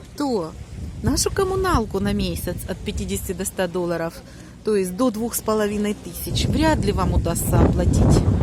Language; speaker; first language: Russian; native; Russian